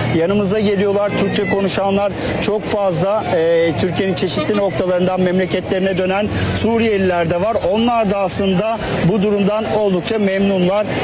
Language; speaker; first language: Turkish; native; Turkish